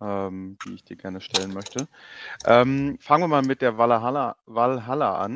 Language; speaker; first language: German; native; German